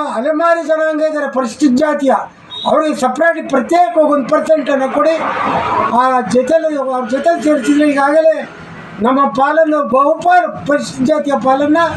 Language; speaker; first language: Kannada; native; Kannada